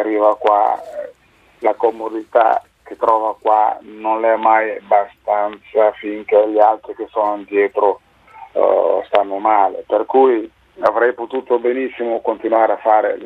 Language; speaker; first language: Italian; non-native, fluent; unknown